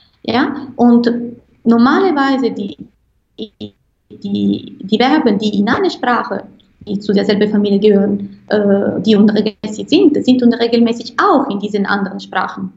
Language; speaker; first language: German; non-native, fluent; Italian